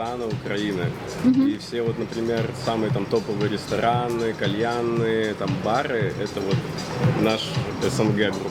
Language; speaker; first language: Russian; native; Russian